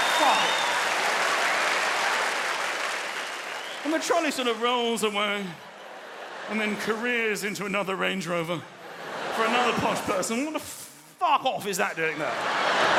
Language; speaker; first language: English; native; English